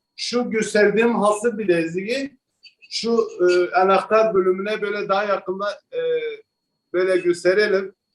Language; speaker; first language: Turkish; native; Turkish